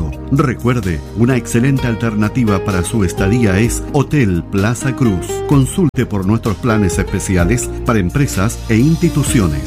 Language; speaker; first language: Spanish; native; Spanish